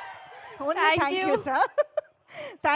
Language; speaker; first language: Telugu; native; Telugu